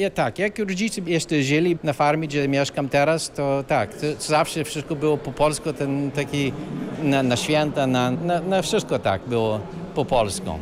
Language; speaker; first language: Polish; early bilingual, heritage; Polish